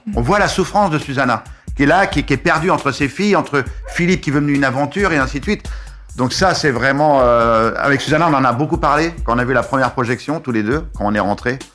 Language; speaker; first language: French; native; French